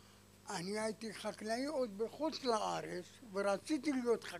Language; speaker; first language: Hebrew; non-native, fluent; Arabic